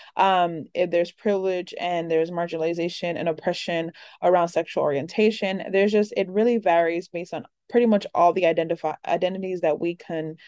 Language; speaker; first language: English; early bilingual, other home language; Spanish